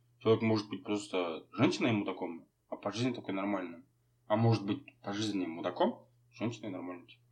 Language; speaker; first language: Russian; non-native, local second language; Kazakh